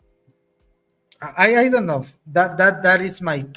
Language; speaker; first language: English; non-native, learner; Spanish